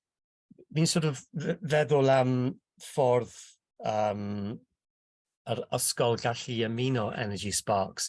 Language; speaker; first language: Welsh; non-native, local second language; English